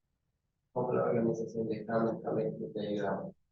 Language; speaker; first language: Spanish; native; Spanish